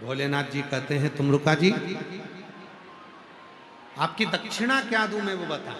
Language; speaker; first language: Hindi; native; Hindi